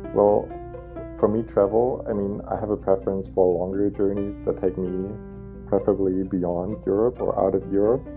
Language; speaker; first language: English; non-native, fluent; German